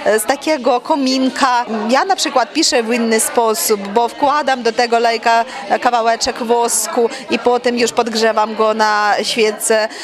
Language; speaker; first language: Polish; non-native, fluent; Ukrainian